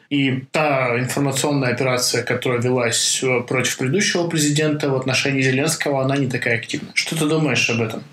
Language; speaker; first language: Russian; native; Russian